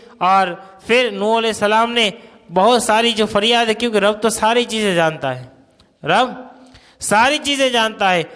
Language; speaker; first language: Urdu; non-native, local second language; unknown